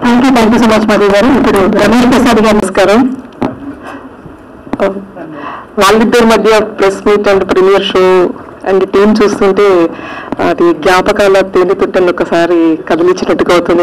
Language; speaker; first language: Telugu; native; Telugu